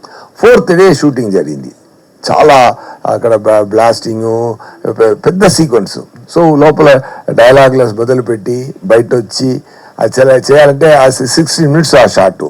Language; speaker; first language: Telugu; non-native, fluent; Tamil